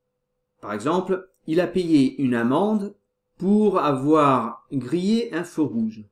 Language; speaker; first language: French; non-native, fluent; Portuguese